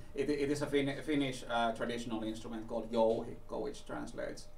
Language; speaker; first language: English; non-native, fluent; Finnish